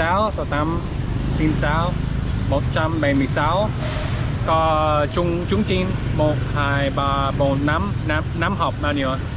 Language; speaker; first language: Vietnamese; non-native, learner; English